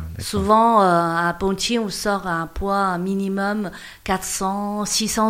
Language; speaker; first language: French; non-native, learner; Chinese